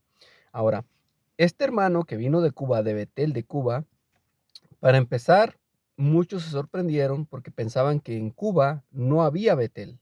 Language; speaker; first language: Spanish; native; Spanish